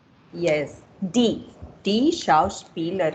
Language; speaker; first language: German; non-native, fluent; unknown